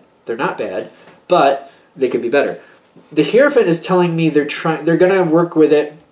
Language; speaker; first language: English; native; English